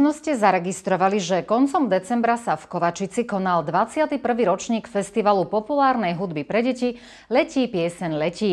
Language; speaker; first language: Slovak; native; Slovak